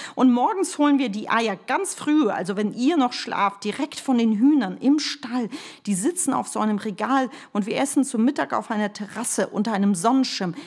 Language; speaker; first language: German; early bilingual, other home language; Russian